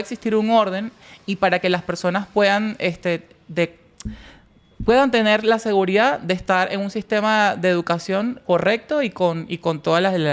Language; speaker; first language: Spanish; native; Spanish